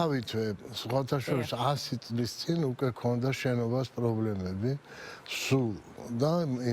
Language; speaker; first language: Georgian; native; Georgian